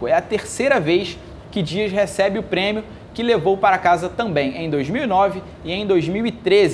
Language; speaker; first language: Portuguese; native; Portuguese